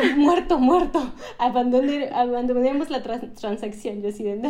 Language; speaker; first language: Spanish; native; Spanish